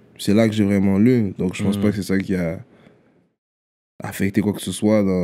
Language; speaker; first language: French; native; French